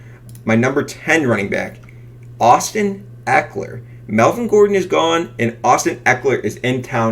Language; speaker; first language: English; native; English